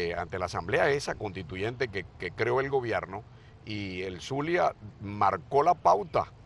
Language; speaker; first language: Spanish; native; Spanish